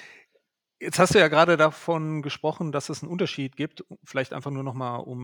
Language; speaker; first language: German; native; German